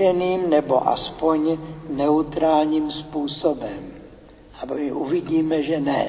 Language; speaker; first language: Czech; native; Czech